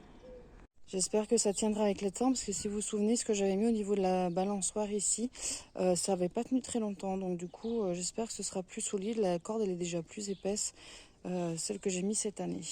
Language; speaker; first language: French; native; French